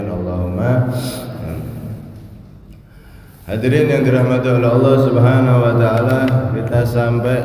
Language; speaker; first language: Indonesian; non-native, local second language; Javanese